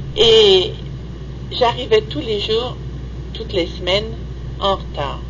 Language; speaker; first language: French; native; French